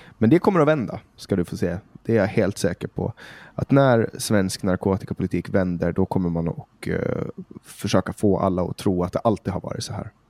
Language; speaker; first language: Swedish; native; Swedish